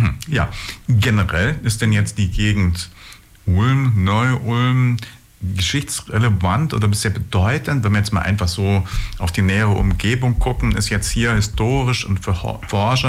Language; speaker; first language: German; native; German